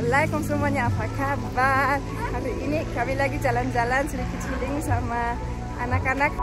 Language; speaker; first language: Indonesian; non-native, fluent; German